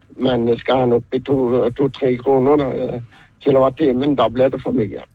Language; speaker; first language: Norwegian; native; Norwegian